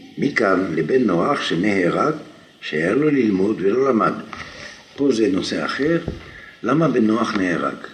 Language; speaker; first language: Hebrew; non-native, fluent; French